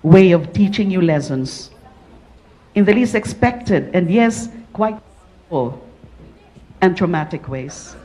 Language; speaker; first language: English; non-native, local second language; Filipino